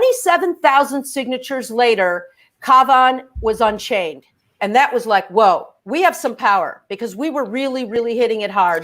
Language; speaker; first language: English; native; English